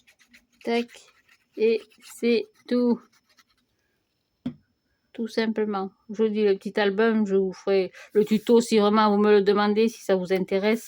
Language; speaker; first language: French; native; French